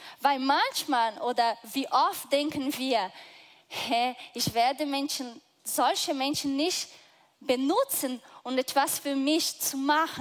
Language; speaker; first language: German; non-native, fluent; Portuguese